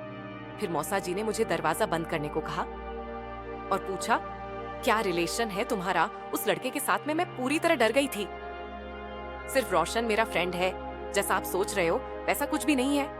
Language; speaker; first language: Hindi; native; Hindi